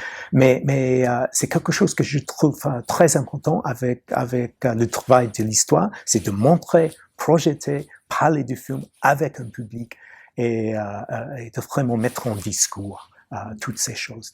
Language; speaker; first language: French; non-native, fluent; English